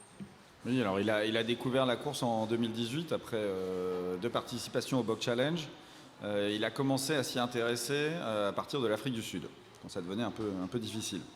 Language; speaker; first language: French; native; French